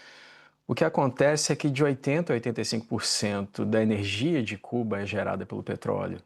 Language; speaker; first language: Portuguese; native; Portuguese